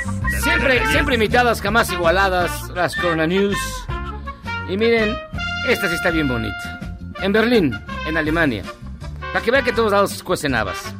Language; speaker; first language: Spanish; native; Spanish